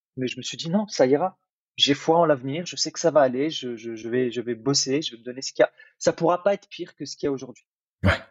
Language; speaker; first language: French; early bilingual, other home language; Arabic